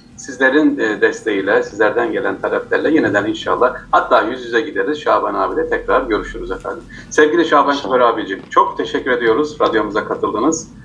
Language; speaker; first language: Turkish; native; Turkish